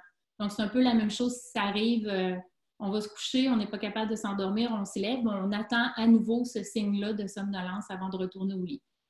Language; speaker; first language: French; native; French